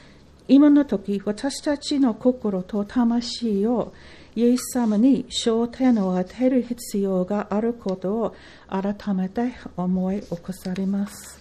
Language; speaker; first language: Japanese; non-native, fluent; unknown